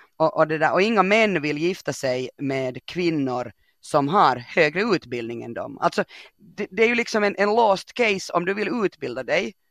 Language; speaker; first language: Swedish; native; Swedish